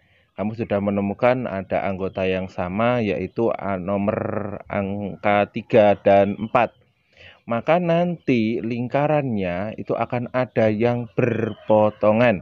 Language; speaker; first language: Indonesian; native; Indonesian